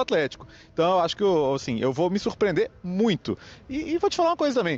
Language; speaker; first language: Portuguese; native; Portuguese